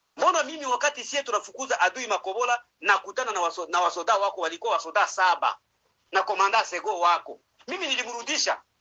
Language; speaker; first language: Swahili; native; Swahili